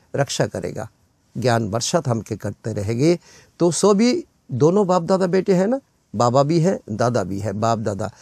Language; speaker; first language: Hindi; non-native, local second language; Bangla